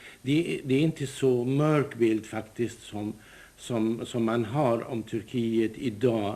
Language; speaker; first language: Swedish; non-native, fluent; Kurdish